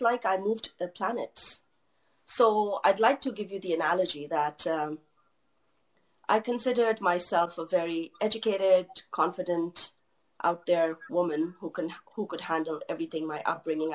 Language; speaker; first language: English; non-native, local second language; Urdu